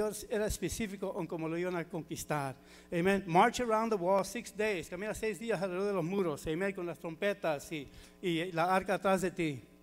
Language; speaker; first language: Spanish; early bilingual, heritage; Spanish